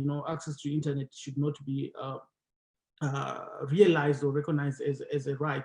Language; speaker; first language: English; non-native, local second language; Shona